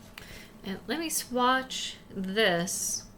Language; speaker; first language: English; native; English